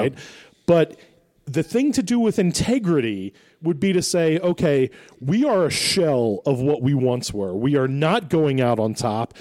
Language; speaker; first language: English; native; English